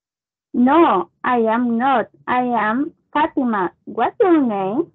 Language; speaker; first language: English; non-native, learner; Spanish